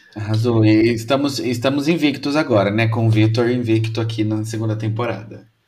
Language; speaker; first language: Portuguese; native; Portuguese